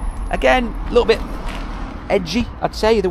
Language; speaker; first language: English; native; English